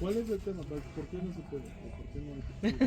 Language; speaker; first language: Spanish; native; Spanish